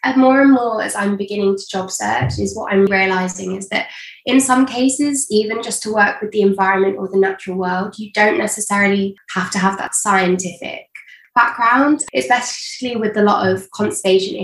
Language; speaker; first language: English; native; English